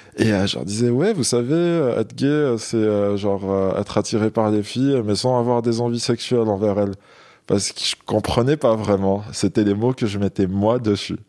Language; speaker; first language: French; non-native, local second language; Kabyle